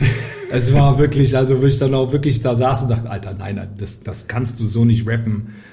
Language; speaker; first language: German; early bilingual, heritage; Polish